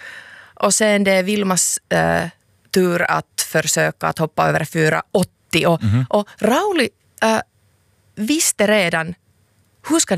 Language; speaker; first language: Swedish; non-native, local second language; Finnish